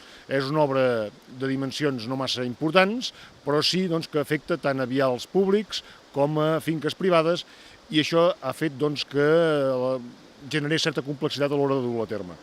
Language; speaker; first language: Catalan; native; Catalan